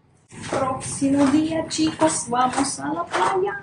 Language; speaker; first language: Spanish; non-native, learner; Russian